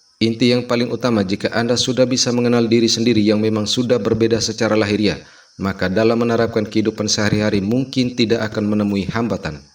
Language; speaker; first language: Indonesian; native; Indonesian